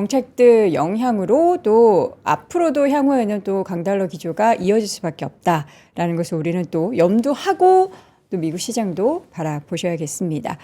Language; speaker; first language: Korean; native; Korean